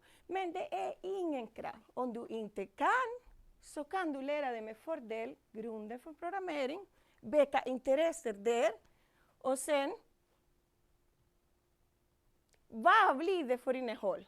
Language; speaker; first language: Swedish; non-native, fluent; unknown